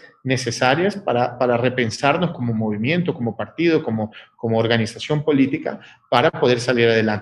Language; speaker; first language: Spanish; native; Spanish